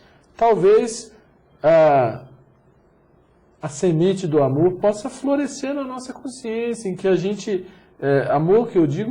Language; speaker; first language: Portuguese; native; Portuguese